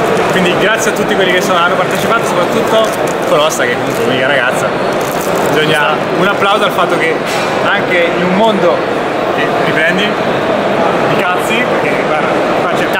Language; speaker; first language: Italian; native; Italian